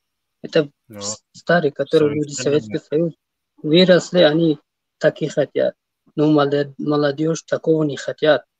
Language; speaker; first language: Russian; non-native, learner; Tajik